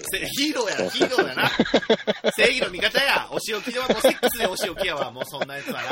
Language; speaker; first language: Japanese; native; Japanese